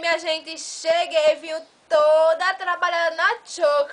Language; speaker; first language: Portuguese; native; Portuguese